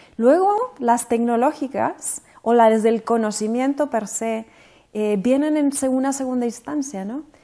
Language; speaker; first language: Spanish; native; Spanish